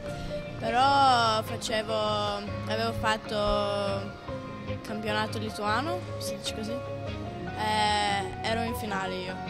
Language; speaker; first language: Italian; non-native, learner; Lithuanian